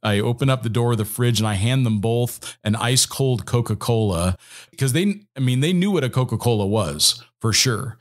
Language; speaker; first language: English; native; English